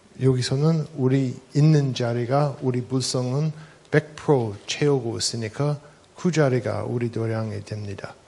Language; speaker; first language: Korean; non-native, fluent; English